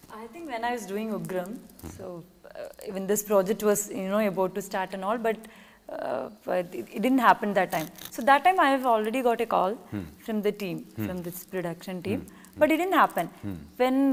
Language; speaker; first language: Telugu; non-native, learner; Malayalam